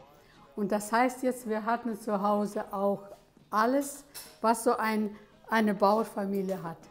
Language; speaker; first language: German; early bilingual, heritage; German